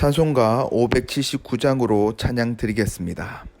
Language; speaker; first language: Korean; native; Korean